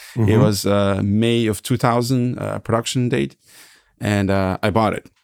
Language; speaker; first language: English; non-native, fluent; Serbian